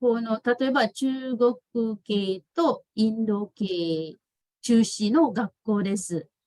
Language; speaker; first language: Japanese; non-native, fluent; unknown